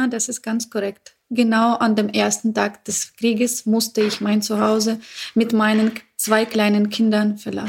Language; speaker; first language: German; non-native, fluent; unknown